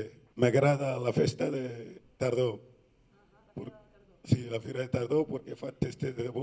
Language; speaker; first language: Catalan; non-native, learner; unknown